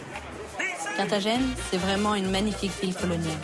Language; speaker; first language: French; native; French